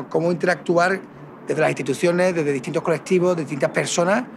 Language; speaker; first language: Spanish; native; Spanish